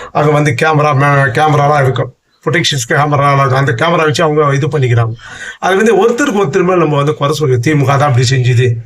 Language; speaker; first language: Tamil; native; Tamil